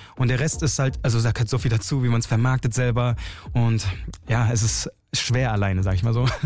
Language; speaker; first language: German; early bilingual, other home language; Chinese